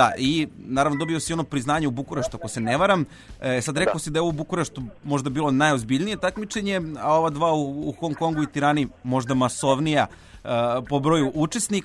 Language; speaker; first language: Serbian; native; Serbian